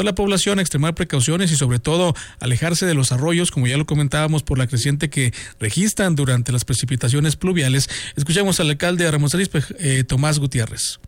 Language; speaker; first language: Spanish; native; Spanish